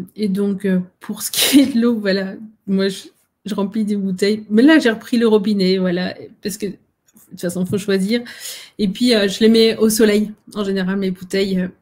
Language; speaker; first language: French; native; French